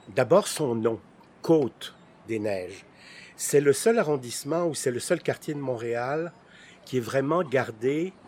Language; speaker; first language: French; native; French